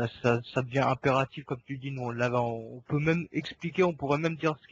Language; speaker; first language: French; native; French